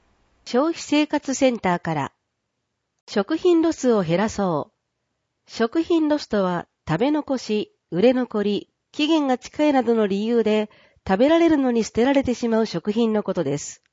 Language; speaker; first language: Japanese; native; Japanese